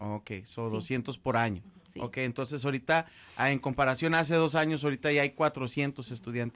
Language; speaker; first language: Spanish; native; Spanish